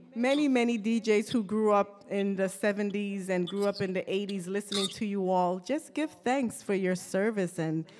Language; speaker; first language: English; native; English